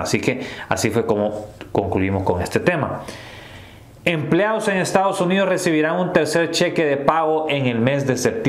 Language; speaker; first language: Spanish; native; Spanish